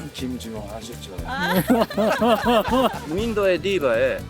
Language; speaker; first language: Korean; non-native, fluent; Japanese